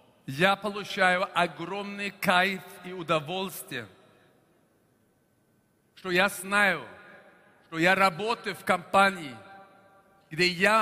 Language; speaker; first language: Russian; non-native, fluent; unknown